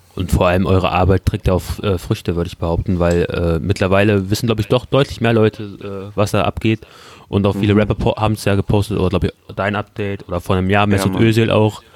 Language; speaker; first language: German; early bilingual, other home language; Turkish